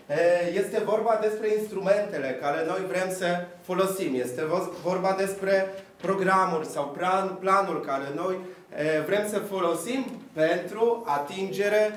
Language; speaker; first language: Romanian; non-native, fluent; Polish